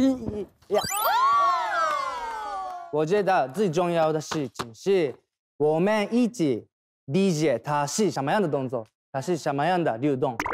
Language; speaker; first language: Chinese; non-native, learner; Thai